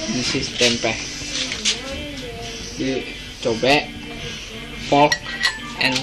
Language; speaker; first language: English; non-native, learner; Indonesian